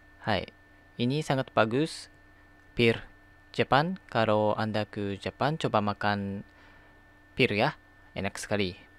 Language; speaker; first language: Indonesian; non-native, learner; Japanese